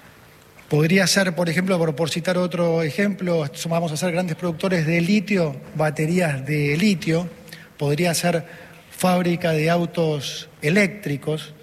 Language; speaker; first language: Spanish; native; Spanish